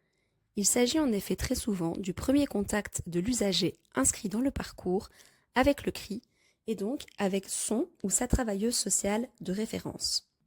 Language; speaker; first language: French; native; French